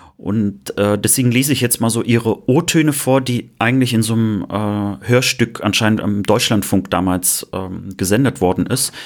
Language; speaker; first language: German; native; German